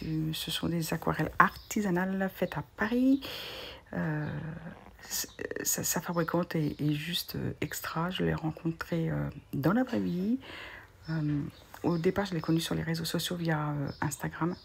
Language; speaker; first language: French; native; French